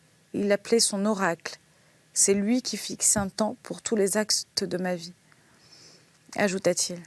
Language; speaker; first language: French; native; French